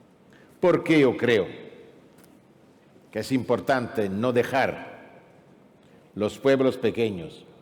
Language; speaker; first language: Spanish; non-native, fluent; Italian